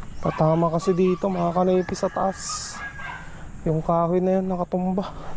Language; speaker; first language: Filipino; native; Filipino